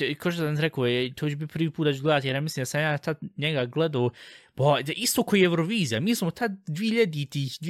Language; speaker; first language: Bosnian; early bilingual, heritage; Bosnian